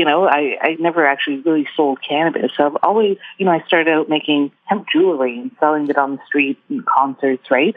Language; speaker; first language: English; early bilingual, other home language; Hebrew